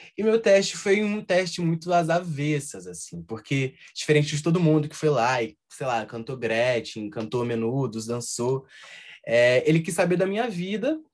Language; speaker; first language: Portuguese; native; Portuguese